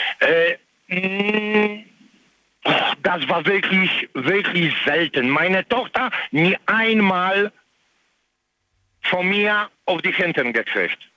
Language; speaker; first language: German; non-native, learner; Polish